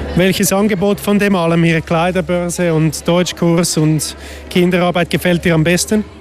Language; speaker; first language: German; native; German